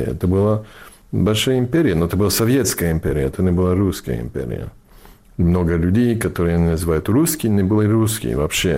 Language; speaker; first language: Russian; non-native, fluent; English